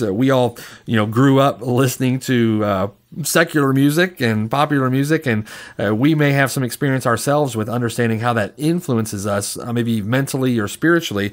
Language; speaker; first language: English; native; English